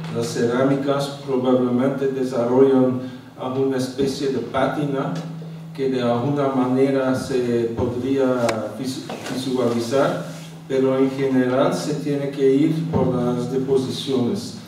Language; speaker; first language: Spanish; non-native, fluent; Dutch